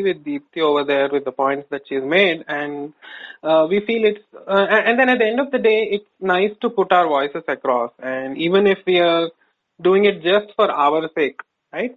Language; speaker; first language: English; non-native, local second language; Kannada